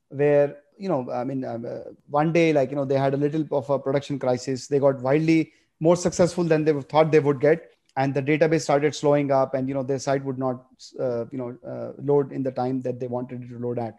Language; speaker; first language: English; non-native, local second language; Gujarati